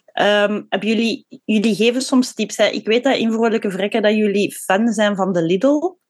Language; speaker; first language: Dutch; native; Dutch